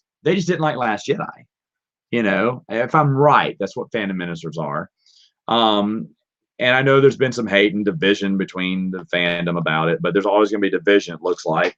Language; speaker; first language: English; native; English